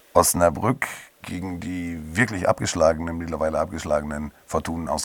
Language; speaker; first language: German; native; German